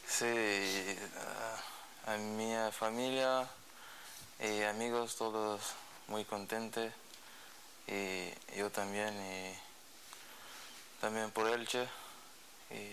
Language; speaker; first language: Spanish; non-native, learner; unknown